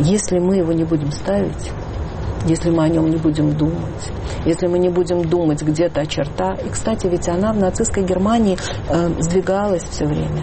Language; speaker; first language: Russian; native; Russian